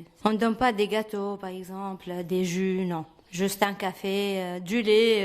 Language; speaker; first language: French; non-native, fluent; Arabic